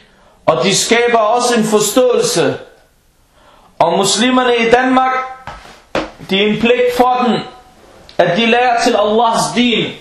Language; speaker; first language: Danish; early bilingual, other home language; Arabic